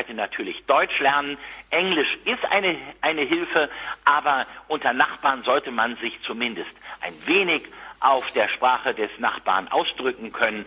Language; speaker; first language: German; native; German